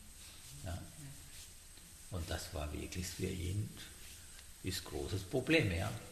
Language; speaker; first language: German; non-native, learner; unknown